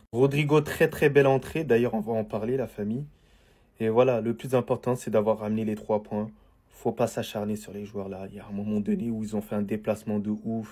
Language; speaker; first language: French; native; French